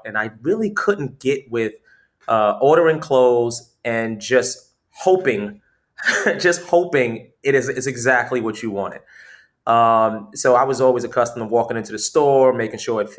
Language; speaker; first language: English; native; English